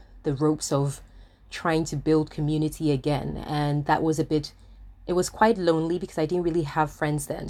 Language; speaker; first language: English; non-native, local second language; Akan